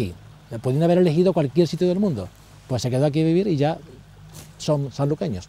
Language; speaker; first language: Spanish; native; Spanish